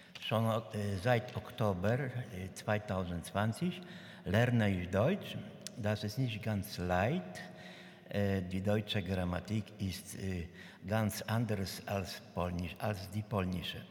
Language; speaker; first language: German; non-native, learner; Polish